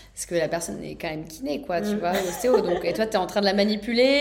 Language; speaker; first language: French; native; French